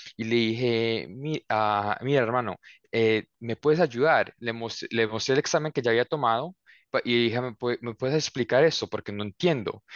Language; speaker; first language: Spanish; early bilingual, heritage; Spanish